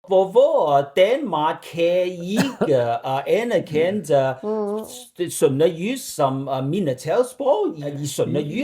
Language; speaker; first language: Danish; non-native, learner; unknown